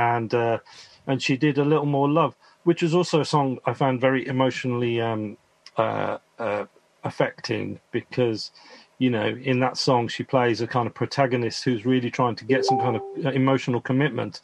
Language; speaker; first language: English; native; English